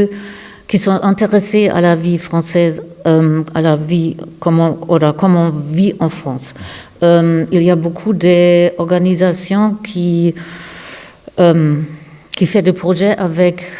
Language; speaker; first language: French; non-native, learner; German